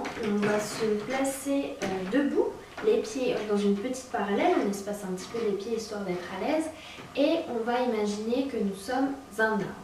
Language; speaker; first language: French; native; French